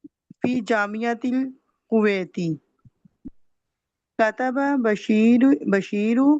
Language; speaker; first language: Arabic; non-native, learner; Urdu